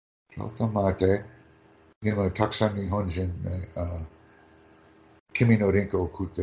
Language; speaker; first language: Japanese; non-native, learner; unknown